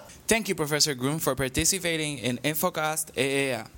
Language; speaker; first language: English; non-native, local second language; Spanish